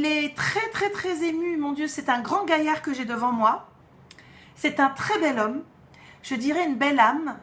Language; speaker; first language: French; native; French